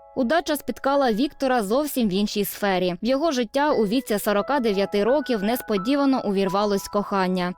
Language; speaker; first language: Ukrainian; native; Ukrainian